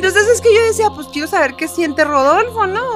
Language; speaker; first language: Spanish; native; Spanish